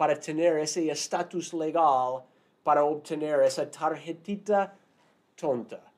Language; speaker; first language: Spanish; non-native, fluent; English